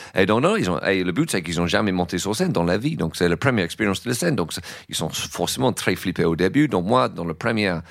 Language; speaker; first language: French; non-native, fluent; English